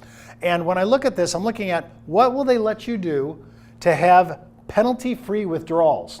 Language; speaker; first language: English; native; English